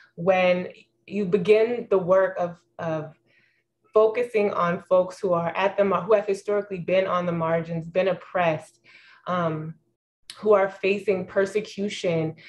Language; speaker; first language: English; native; English